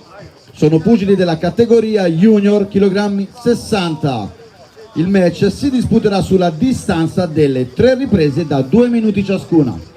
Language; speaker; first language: Italian; native; Italian